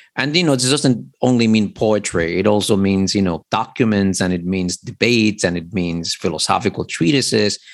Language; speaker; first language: English; early bilingual, other home language; Spanish